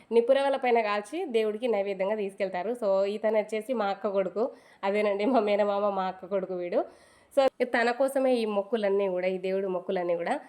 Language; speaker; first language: Telugu; native; Telugu